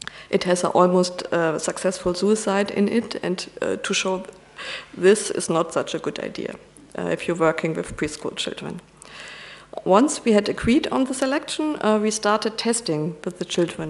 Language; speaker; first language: English; non-native, fluent; German